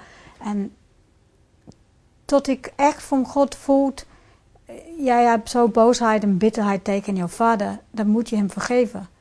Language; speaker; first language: Dutch; non-native, fluent; English